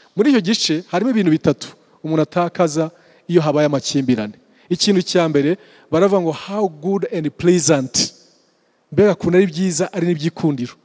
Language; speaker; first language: Kinyarwanda; early bilingual, heritage; Kinyarwanda